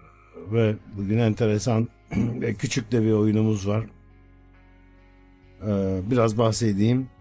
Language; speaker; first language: Turkish; native; Turkish